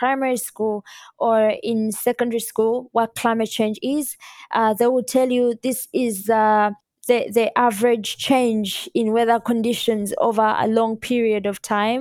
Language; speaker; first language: English; non-native, local second language; Ganda